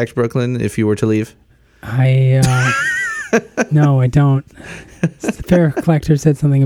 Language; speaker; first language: English; native; English